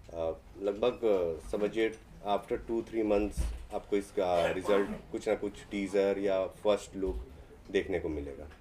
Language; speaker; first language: Hindi; native; Hindi